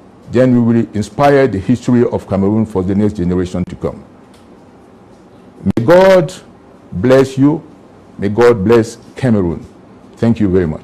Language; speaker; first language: English; non-native, local second language; French